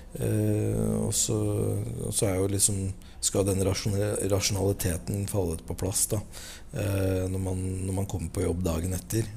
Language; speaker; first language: Norwegian; native; Norwegian